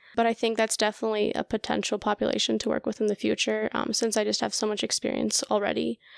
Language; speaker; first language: English; early bilingual, other home language; Russian